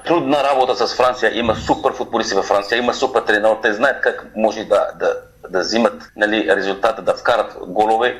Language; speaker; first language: Bulgarian; non-native, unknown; Arabic